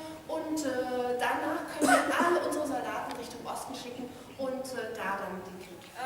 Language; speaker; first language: German; native; German